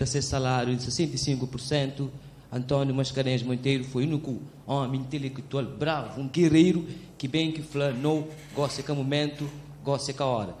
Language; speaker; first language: Portuguese; non-native, local second language; Kabuverdianu